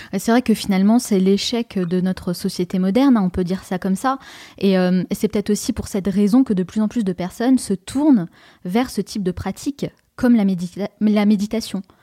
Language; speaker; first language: French; native; French